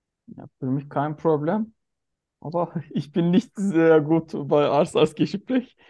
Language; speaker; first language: German; non-native, learner; Turkish